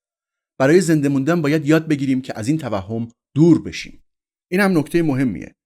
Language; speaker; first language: Persian; native; Persian